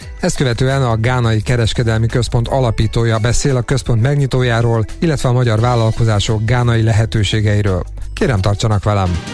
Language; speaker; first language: Hungarian; native; Hungarian